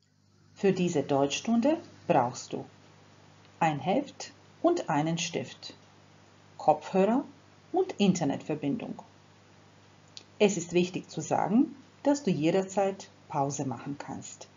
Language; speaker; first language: German; non-native, fluent; Croatian